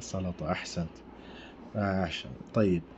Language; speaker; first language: Arabic; non-native, fluent; English